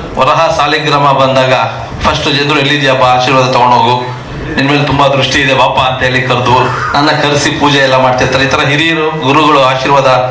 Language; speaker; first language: Kannada; native; Kannada